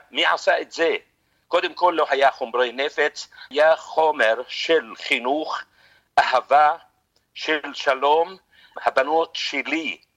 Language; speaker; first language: Hebrew; non-native, fluent; Arabic